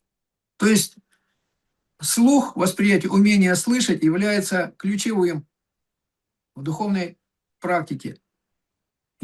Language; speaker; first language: Russian; native; Russian